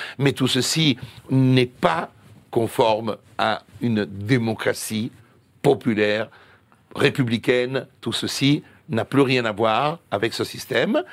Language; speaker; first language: French; non-native, fluent; Italian